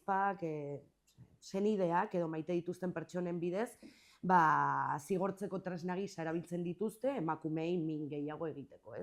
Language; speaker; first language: Basque; native; Basque